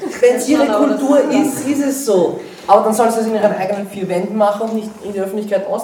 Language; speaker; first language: German; native; German